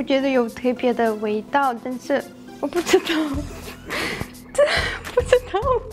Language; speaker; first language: Chinese; non-native, learner; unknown